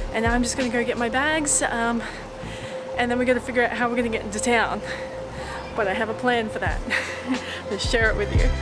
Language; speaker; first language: English; native; English